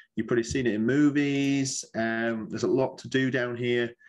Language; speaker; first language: English; native; English